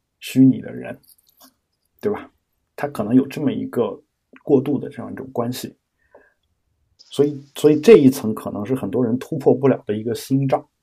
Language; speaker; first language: Chinese; native; Chinese